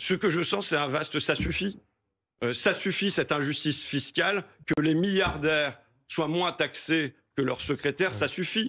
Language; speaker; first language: French; native; French